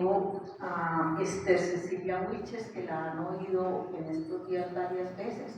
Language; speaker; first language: Spanish; native; Spanish